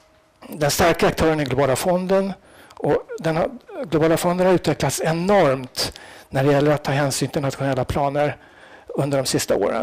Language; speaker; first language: Swedish; native; Swedish